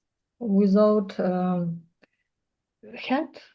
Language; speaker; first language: English; non-native, learner; Russian